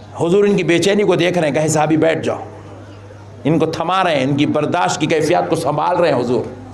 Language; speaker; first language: Hindi; non-native, local second language; Urdu